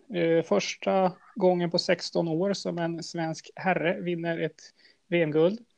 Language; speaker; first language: Swedish; native; Swedish